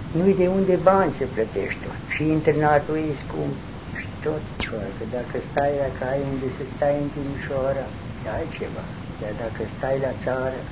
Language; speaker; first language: Romanian; non-native, local second language; German